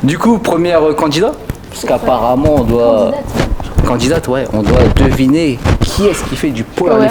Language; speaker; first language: French; native; French